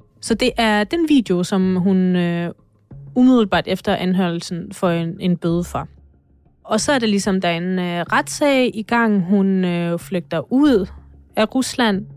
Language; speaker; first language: Danish; non-native, fluent; Russian